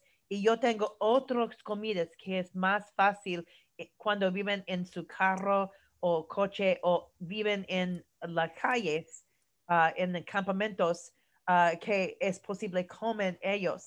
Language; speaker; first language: Spanish; non-native, learner; English